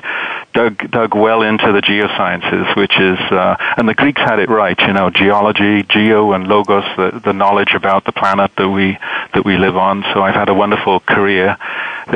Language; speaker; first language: English; native; English